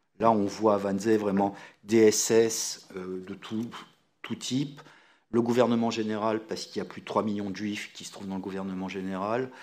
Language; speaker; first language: French; native; French